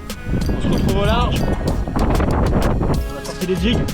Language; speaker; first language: French; native; French